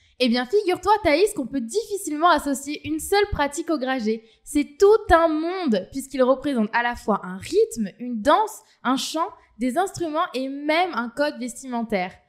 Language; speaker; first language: French; native; French